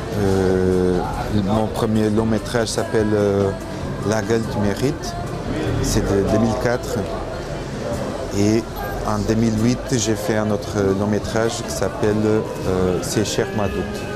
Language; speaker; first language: French; non-native, fluent; Portuguese